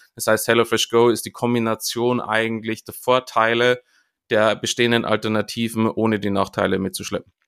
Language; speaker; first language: German; native; German